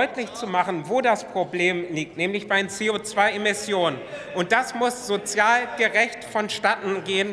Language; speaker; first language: German; native; German